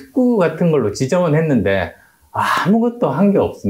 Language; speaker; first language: Korean; native; Korean